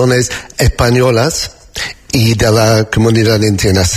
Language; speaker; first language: Spanish; non-native, learner; English